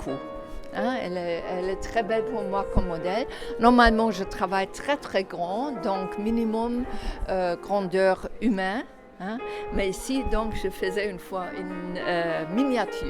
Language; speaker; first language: French; non-native, fluent; German